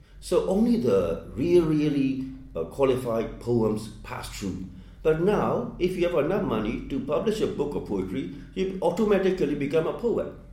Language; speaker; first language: English; non-native, fluent; Burmese